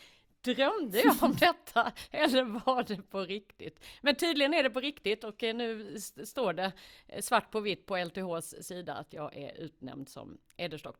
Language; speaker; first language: Swedish; native; Swedish